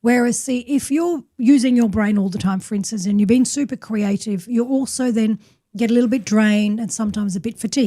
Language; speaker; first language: English; native; English